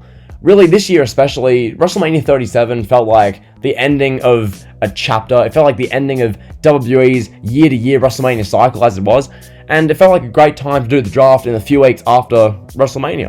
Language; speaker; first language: English; native; English